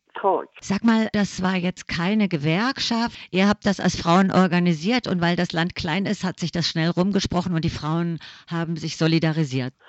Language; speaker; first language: German; native; German